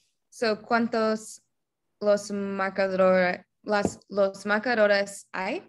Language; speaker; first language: Spanish; non-native, learner; English